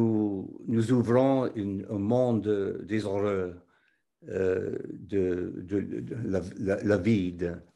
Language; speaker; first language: French; non-native, fluent; English